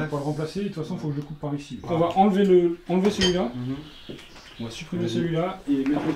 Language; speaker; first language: French; native; French